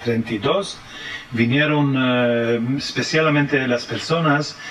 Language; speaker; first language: Spanish; early bilingual, heritage; French